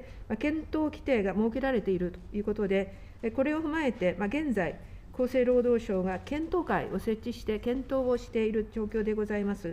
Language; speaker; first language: Japanese; native; Japanese